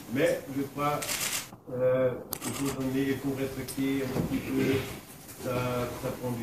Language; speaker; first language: French; non-native, fluent; German